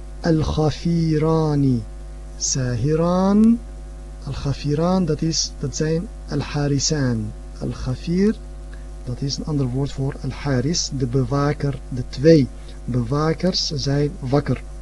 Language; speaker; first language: Dutch; early bilingual, other home language; Arabic